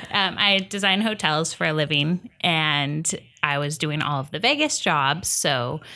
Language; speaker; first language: English; native; English